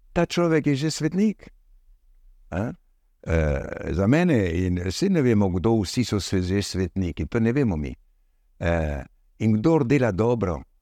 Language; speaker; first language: Slovenian; early bilingual, heritage; Slovenian